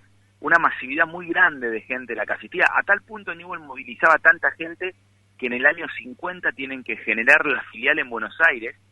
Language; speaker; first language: Spanish; native; Spanish